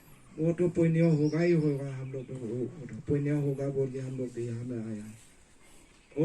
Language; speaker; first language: Hindi; non-native, local second language; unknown